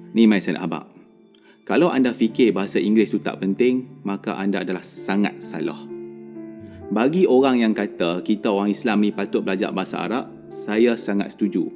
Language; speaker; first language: Malay; native; Malay